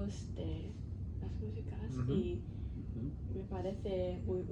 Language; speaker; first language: Spanish; non-native, learner; Cantonese